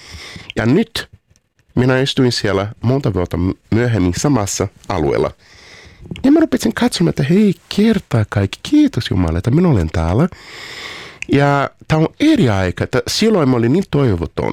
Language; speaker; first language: Finnish; non-native, fluent; Portuguese